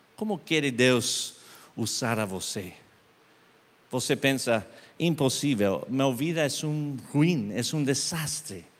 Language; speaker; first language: Portuguese; non-native, learner; Spanish